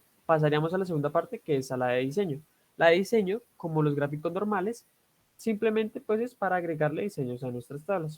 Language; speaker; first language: Spanish; native; Spanish